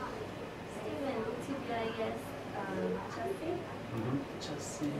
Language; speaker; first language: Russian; non-native, learner; English